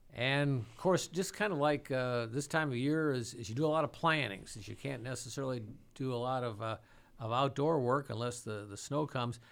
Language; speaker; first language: English; native; English